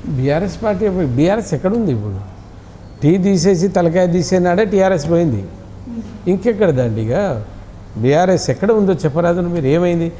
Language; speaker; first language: Telugu; non-native, local second language; Lambadi